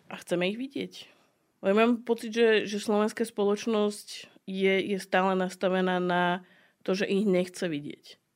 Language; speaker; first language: Slovak; native; Slovak